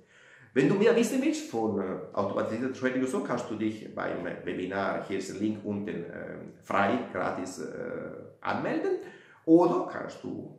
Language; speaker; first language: German; non-native, fluent; Italian